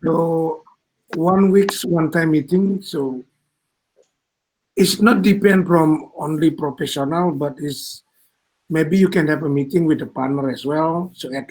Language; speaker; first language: English; non-native, learner; Indonesian